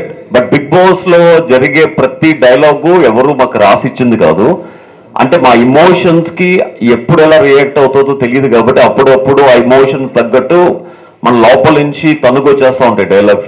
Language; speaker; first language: Telugu; native; Telugu